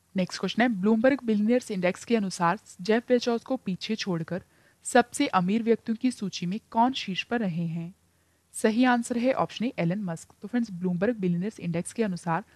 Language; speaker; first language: Hindi; native; Hindi